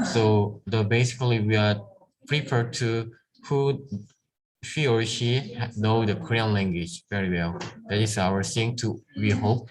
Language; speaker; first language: English; non-native, learner; Korean